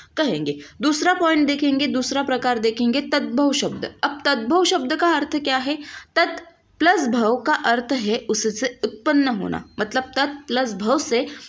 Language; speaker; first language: Hindi; non-native, local second language; Marathi